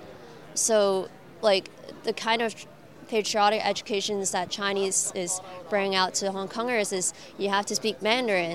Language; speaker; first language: English; non-native, local second language; Cantonese